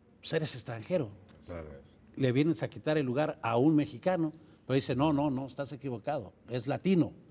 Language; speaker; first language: Spanish; native; Spanish